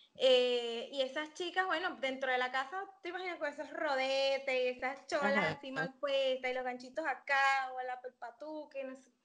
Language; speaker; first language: Spanish; native; Spanish